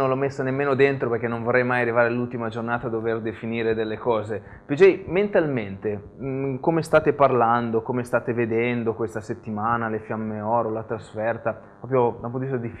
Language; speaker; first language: Italian; native; Italian